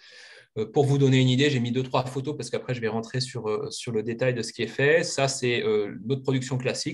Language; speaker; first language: French; native; French